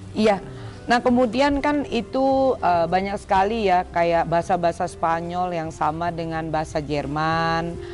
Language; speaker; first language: Indonesian; native; Indonesian